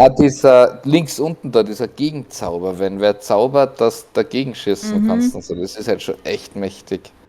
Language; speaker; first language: German; native; German